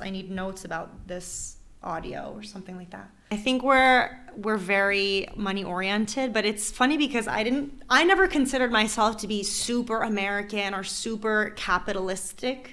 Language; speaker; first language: English; native; English